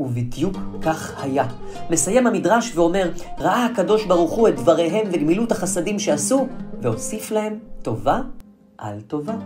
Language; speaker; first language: Hebrew; native; Hebrew